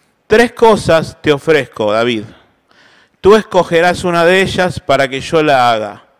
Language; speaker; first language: Spanish; native; Spanish